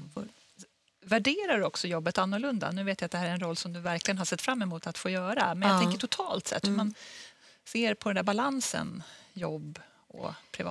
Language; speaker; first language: Swedish; native; Swedish